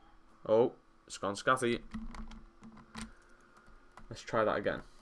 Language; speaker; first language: English; native; English